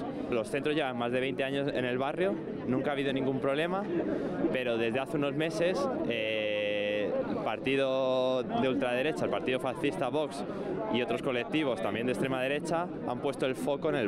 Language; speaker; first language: Spanish; native; Spanish